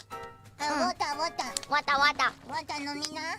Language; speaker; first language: Japanese; non-native, learner; Indonesian